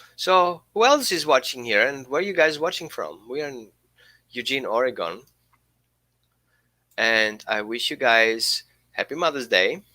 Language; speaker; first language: English; non-native, fluent; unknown